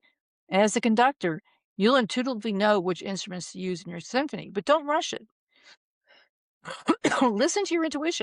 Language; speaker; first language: English; native; English